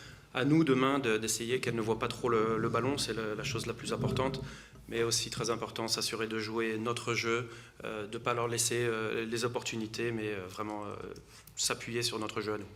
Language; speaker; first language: French; native; French